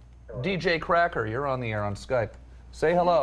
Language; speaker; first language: English; native; English